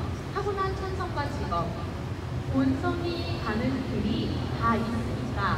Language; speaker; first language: Korean; native; Korean